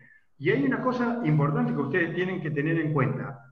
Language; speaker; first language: Spanish; native; Spanish